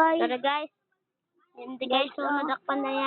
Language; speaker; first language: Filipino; non-native, local second language; Cebuano